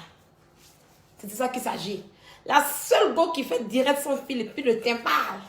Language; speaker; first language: French; native; French